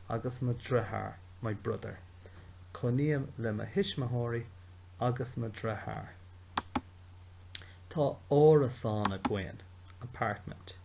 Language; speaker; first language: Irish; non-native, local second language; English